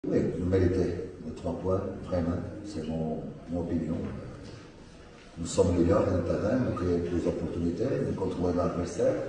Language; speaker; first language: French; non-native, learner; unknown